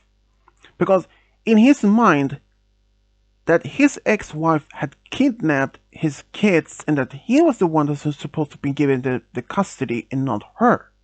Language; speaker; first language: English; non-native, fluent; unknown